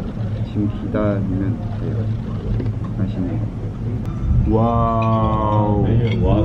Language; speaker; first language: Korean; non-native, learner; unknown